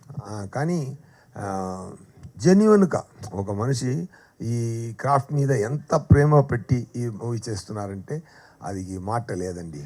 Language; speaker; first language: Telugu; non-native, local second language; Tamil